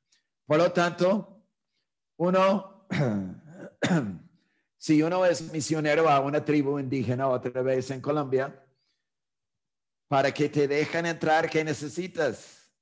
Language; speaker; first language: Spanish; non-native, fluent; English